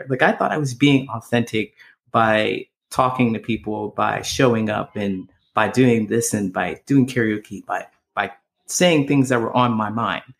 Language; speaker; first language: English; native; English